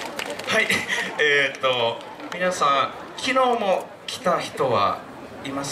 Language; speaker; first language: Japanese; non-native, fluent; Thai